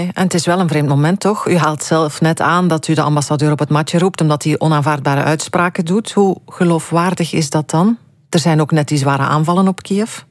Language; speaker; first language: Dutch; native; Dutch